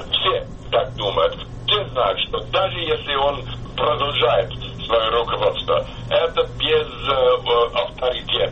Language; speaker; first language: Russian; non-native, fluent; English